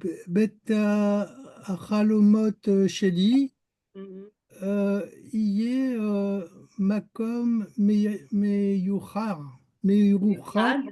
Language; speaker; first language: Hebrew; non-native, learner; French